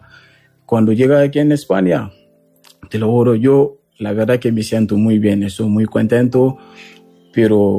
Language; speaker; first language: Spanish; non-native, learner; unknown